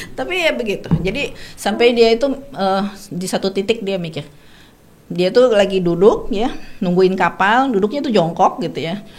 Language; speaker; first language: Indonesian; native; Indonesian